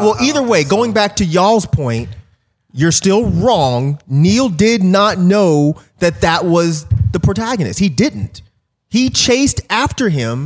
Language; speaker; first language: English; native; English